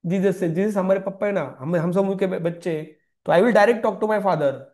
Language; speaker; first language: Hindi; non-native, local second language; Marathi